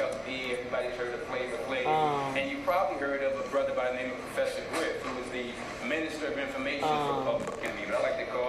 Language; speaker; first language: English; native; English